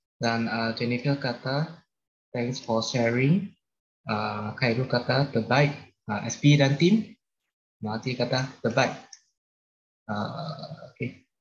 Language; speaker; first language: Malay; non-native, local second language; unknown